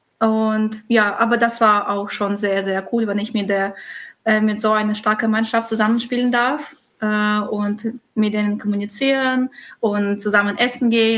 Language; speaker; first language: German; non-native, fluent; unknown